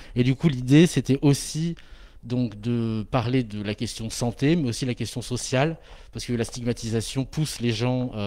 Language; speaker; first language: French; native; French